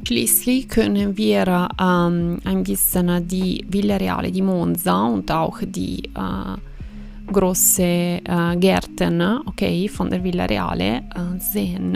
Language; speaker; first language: German; non-native, fluent; Italian